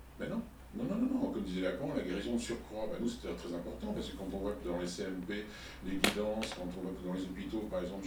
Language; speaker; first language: French; native; French